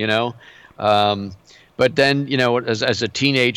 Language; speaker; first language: English; native; English